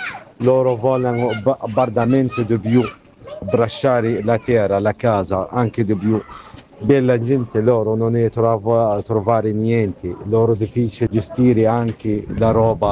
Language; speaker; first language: Italian; non-native, learner; Arabic